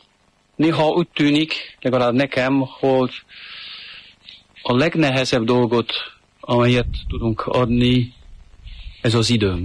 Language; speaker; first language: Hungarian; non-native, fluent; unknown